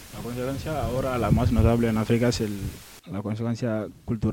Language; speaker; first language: Spanish; non-native, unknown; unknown